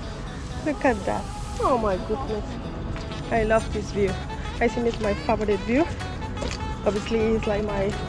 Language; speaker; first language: English; non-native, learner; Spanish